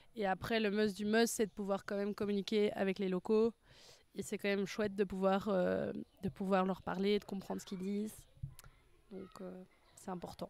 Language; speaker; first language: French; native; French